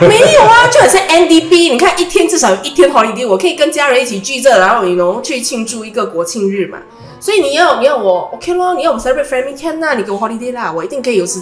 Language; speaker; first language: Chinese; native; Chinese